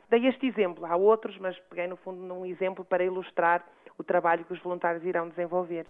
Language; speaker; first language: Portuguese; native; Portuguese